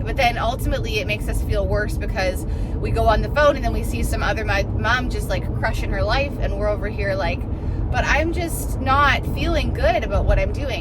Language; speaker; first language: English; native; English